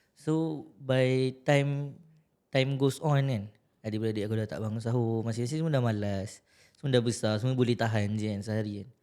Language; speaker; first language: Malay; native; Malay